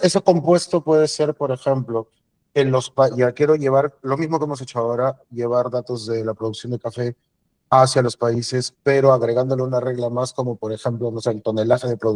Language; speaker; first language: Spanish; native; Spanish